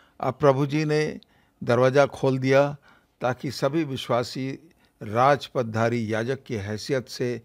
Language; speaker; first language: Hindi; native; Hindi